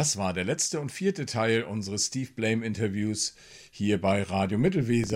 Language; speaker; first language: German; native; German